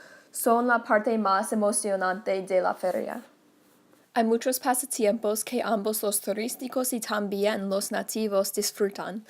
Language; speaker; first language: Spanish; non-native, learner; English